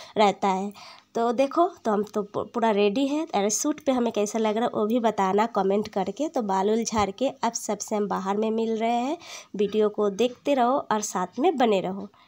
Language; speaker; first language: Hindi; non-native, local second language; Bangla